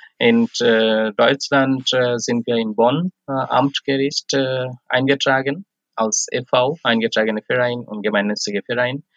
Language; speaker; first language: German; non-native, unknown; Bangla